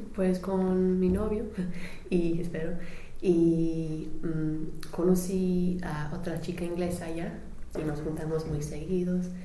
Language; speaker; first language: Spanish; non-native, fluent; English